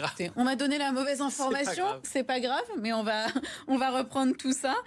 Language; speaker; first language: French; native; French